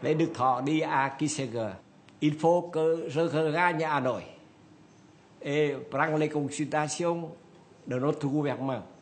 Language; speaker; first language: French; non-native, learner; Vietnamese